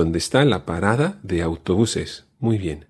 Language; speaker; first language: Spanish; non-native, fluent; English